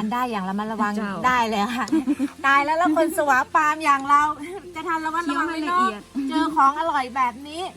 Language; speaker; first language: Thai; native; Thai